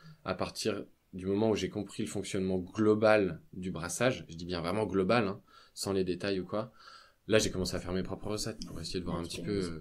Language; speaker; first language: French; native; French